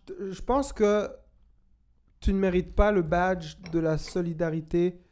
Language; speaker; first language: French; non-native, local second language; Kinyarwanda